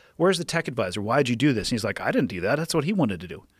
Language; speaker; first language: English; native; English